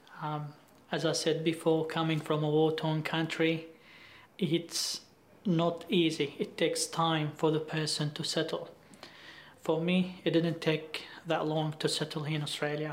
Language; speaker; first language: English; non-native, fluent; Arabic